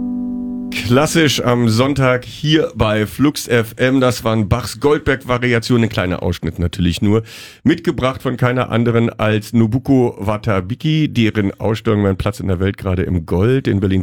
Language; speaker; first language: German; native; German